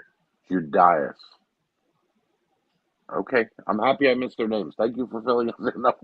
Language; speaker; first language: English; native; English